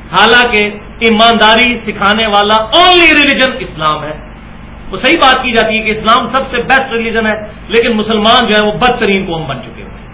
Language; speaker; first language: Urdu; non-native, local second language; Punjabi